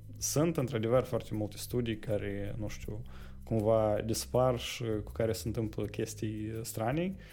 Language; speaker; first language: Romanian; non-native, local second language; Russian